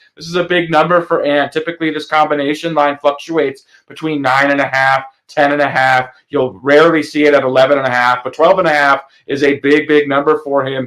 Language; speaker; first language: English; native; English